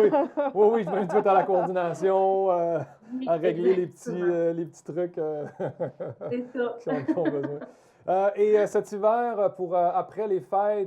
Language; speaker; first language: French; native; French